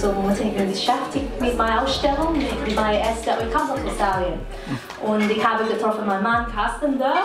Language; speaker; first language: German; non-native, learner; Cantonese